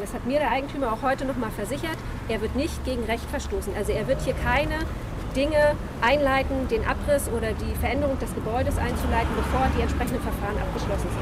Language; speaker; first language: German; native; German